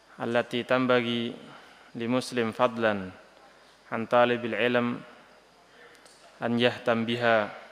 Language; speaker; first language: Arabic; non-native, fluent; Indonesian